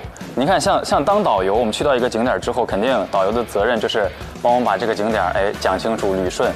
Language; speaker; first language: Chinese; native; Chinese